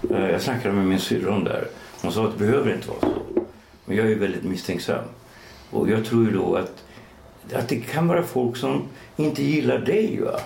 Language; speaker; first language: Swedish; native; Swedish